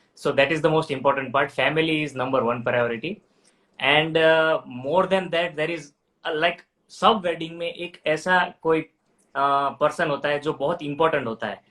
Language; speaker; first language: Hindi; non-native, local second language; Gujarati